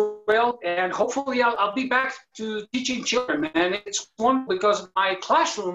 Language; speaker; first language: English; non-native, fluent; Spanish